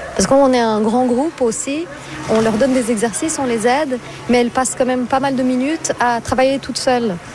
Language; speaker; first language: French; non-native, fluent; Portuguese